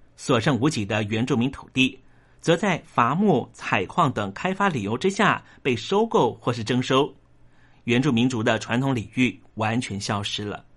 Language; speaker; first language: Chinese; non-native, local second language; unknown